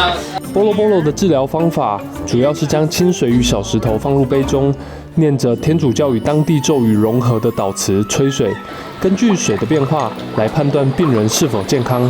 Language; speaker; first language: Chinese; native; Chinese